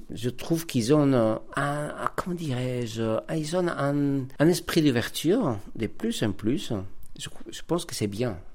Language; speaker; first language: French; non-native, fluent; Spanish